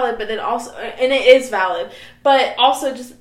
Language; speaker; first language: English; native; English